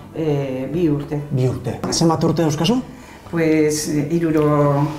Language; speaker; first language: Basque; non-native, local second language; Spanish